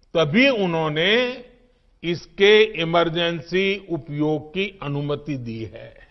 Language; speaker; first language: Hindi; non-native, local second language; Gujarati